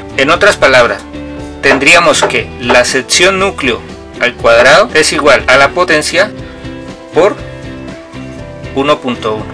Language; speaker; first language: Spanish; native; Spanish